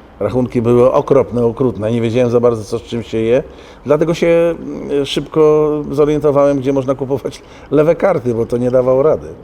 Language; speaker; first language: Polish; native; Polish